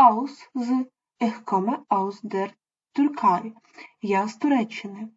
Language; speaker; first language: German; non-native, fluent; Ukrainian